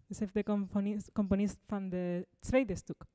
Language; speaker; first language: Dutch; non-native, fluent; Spanish